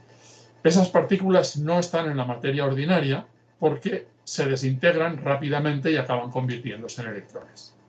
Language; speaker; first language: Spanish; native; Spanish